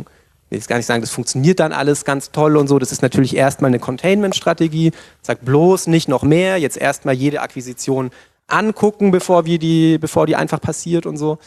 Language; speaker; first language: German; native; German